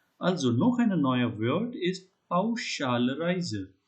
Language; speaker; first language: German; non-native, learner; Hindi